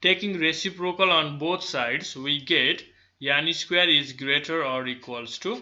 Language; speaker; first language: English; non-native, local second language; Nepali